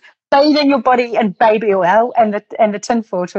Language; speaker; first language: English; native; English